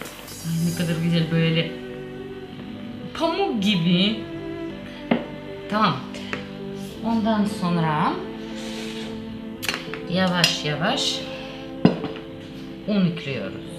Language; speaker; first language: Turkish; non-native, learner; Russian